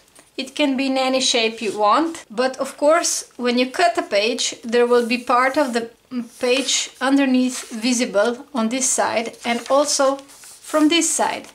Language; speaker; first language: English; non-native, fluent; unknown